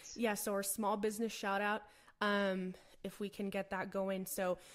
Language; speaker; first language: English; native; English